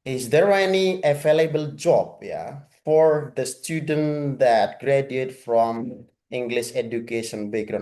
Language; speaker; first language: English; non-native, fluent; Indonesian